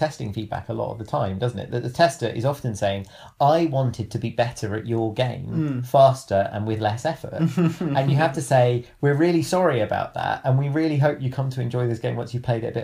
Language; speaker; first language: English; native; English